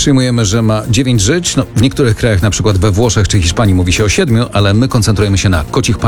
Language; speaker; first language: Polish; native; Polish